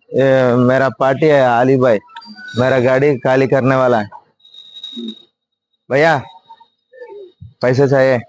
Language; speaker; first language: Hindi; non-native, local second language; Telugu